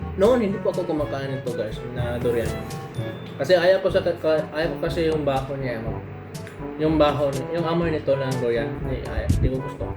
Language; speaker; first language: Filipino; non-native, local second language; Cebuano